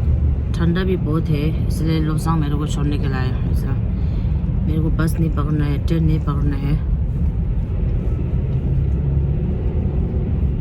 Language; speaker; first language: Hindi; non-native, local second language; Tibetan